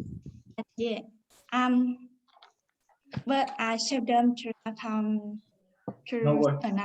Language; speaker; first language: English; non-native, learner; Vietnamese